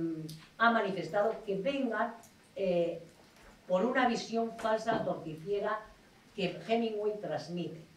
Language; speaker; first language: Spanish; native; Spanish